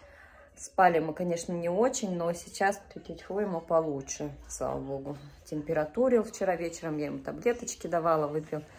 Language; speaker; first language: Russian; native; Russian